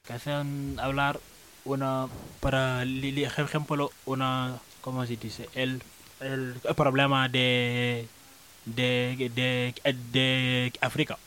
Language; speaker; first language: Spanish; non-native, learner; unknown